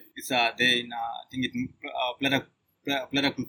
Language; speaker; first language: English; non-native, local second language; Shona